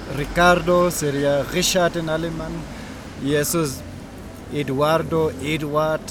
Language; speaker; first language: Spanish; non-native, fluent; German